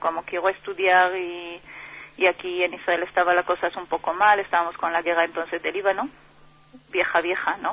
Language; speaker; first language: Spanish; non-native, fluent; Hebrew